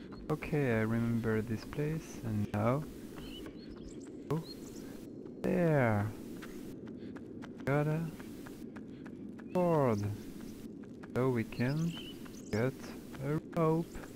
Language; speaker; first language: English; non-native, learner; French